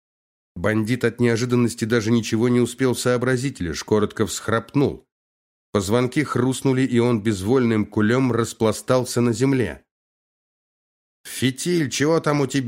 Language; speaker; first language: Russian; native; Russian